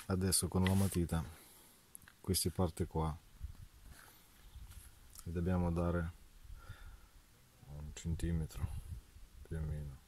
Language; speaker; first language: Italian; non-native, fluent; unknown